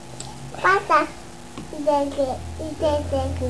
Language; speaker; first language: Japanese; native; Japanese